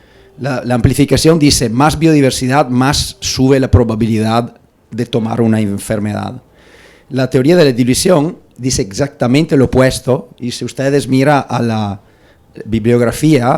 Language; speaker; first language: Spanish; non-native, learner; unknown